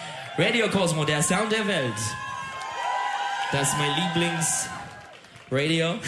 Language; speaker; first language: German; non-native, learner; Turkish